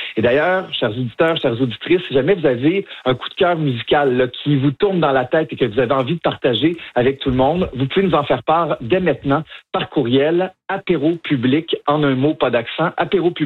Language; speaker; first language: French; native; French